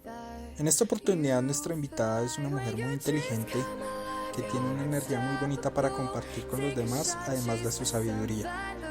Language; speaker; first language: Spanish; native; Spanish